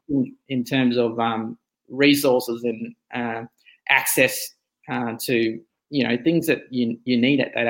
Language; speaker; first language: English; native; English